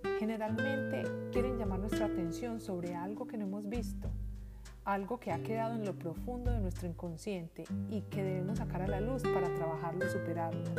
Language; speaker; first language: Spanish; native; Spanish